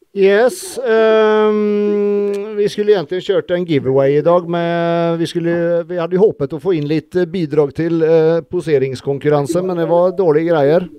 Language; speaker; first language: Norwegian; native; Norwegian